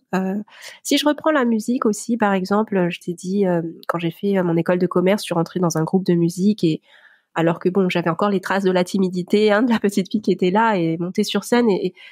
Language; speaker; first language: French; native; French